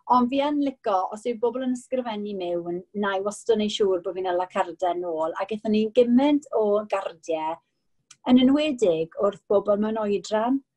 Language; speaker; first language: Welsh; non-native, local second language; English